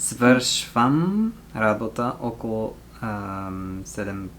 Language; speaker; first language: Bulgarian; non-native, learner; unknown